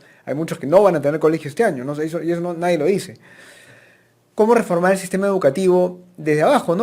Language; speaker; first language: Spanish; native; Spanish